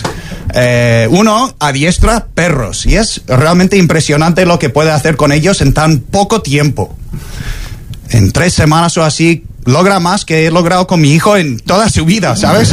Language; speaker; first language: Spanish; non-native, fluent; English